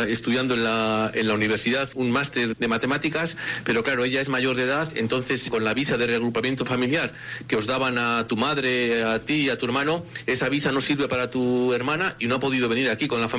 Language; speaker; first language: Spanish; native; Spanish